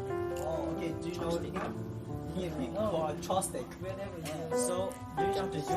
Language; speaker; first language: English; non-native, learner; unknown